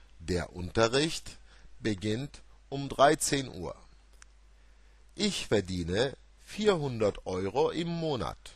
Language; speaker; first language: German; non-native, fluent; Turkish